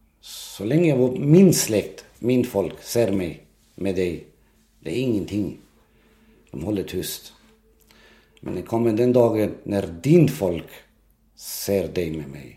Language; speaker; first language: Swedish; non-native, local second language; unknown